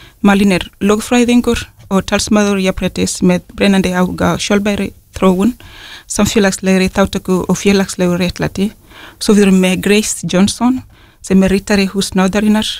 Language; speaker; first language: Icelandic; non-native, fluent; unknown